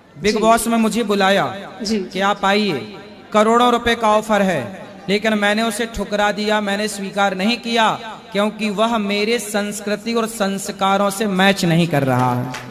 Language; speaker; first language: Hindi; native; Hindi